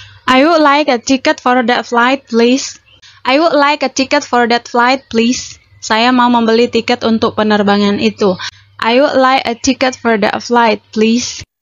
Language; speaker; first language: English; non-native, fluent; Indonesian